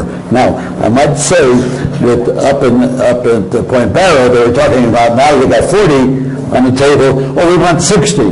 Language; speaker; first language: English; native; English